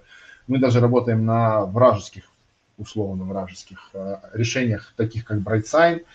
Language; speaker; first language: Russian; native; Russian